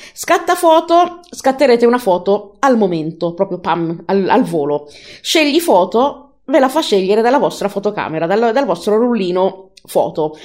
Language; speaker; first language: Italian; native; Italian